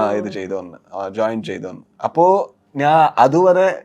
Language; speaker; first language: Malayalam; non-native, learner; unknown